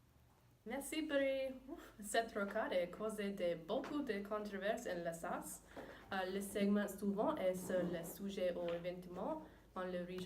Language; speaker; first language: French; non-native, learner; English